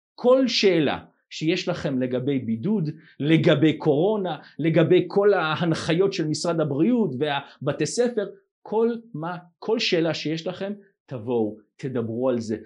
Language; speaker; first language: Hebrew; non-native, fluent; English